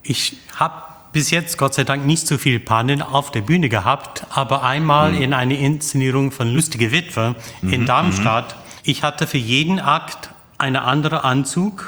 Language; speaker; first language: German; non-native, fluent; English